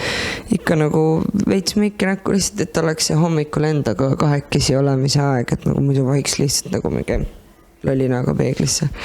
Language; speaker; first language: Estonian; native; Estonian